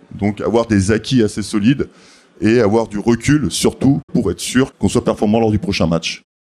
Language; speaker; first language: French; native; French